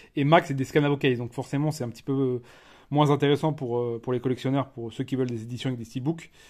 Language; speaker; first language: French; native; French